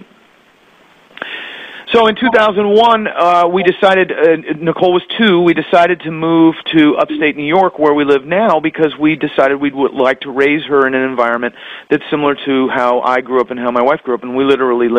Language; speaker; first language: English; native; English